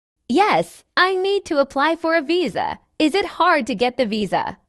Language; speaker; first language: English; non-native, fluent; Burmese